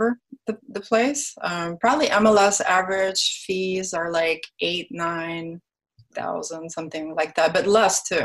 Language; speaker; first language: English; early bilingual, other home language; Ukrainian